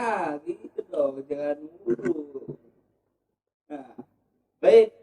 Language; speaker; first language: Indonesian; native; Indonesian